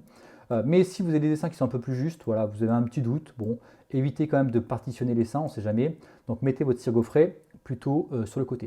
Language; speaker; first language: French; native; French